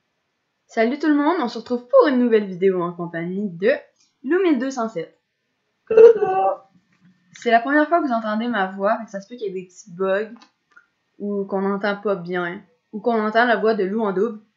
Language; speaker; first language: French; native; French